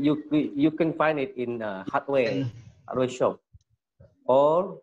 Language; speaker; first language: English; non-native, local second language; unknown